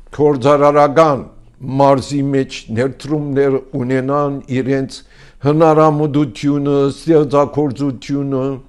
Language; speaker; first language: Armenian; early bilingual, heritage; Armenian